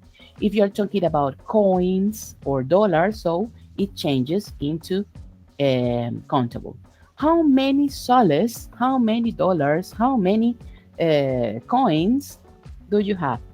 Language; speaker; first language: English; non-native, fluent; Spanish